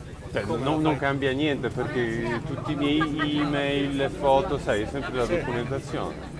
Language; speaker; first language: Italian; non-native, fluent; Polish